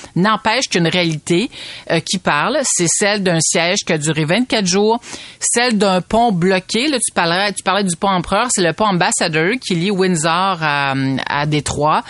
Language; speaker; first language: French; native; French